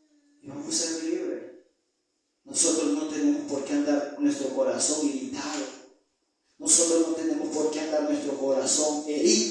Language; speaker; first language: Spanish; native; Spanish